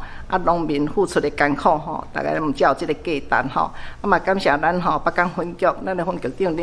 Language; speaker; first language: Chinese; non-native, local second language; Min Nan Chinese